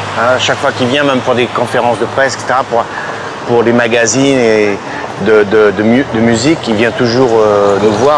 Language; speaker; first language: French; native; French